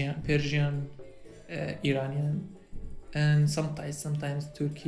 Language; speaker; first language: English; non-native, learner; Arabic